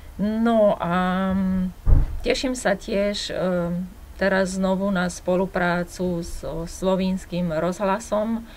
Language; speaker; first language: Slovak; non-native, fluent; Slovenian